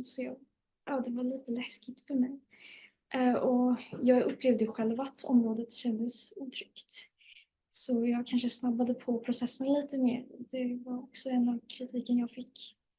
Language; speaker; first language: Swedish; native; Swedish